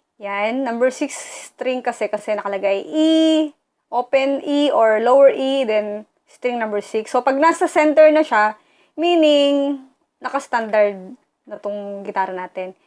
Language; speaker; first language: Filipino; native; Filipino